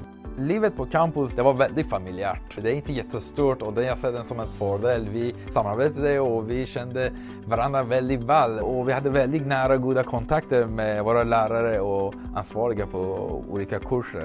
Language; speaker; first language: Swedish; non-native, fluent; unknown